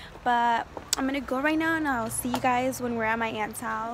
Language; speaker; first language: English; early bilingual, other home language; Spanish